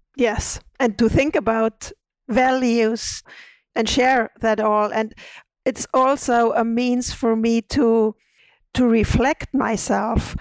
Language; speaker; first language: English; non-native, fluent; German